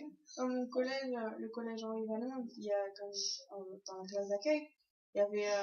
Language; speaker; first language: French; early bilingual, other home language; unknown